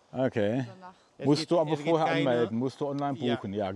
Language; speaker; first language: German; native; German